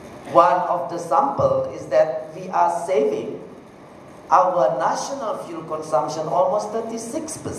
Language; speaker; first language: English; non-native, fluent; Indonesian